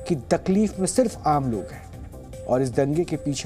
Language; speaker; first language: Hindi; native; Hindi